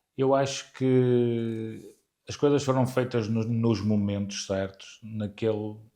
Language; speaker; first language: Portuguese; native; Portuguese